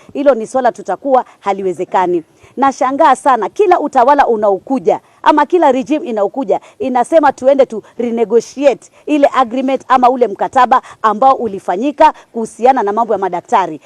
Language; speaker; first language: Swahili; native; Swahili